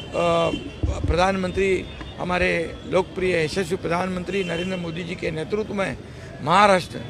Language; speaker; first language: Hindi; non-native, local second language; Marathi